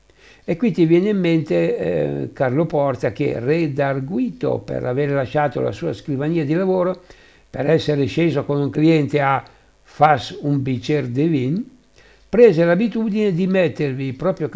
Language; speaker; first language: Italian; native; Italian